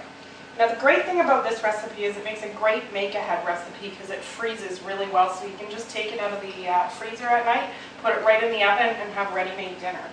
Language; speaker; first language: English; native; English